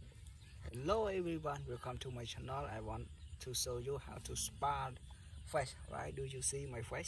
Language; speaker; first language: English; non-native, learner; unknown